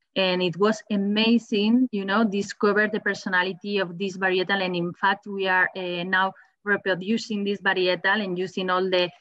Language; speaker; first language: English; non-native, fluent; Spanish